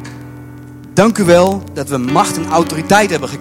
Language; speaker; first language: Dutch; native; Dutch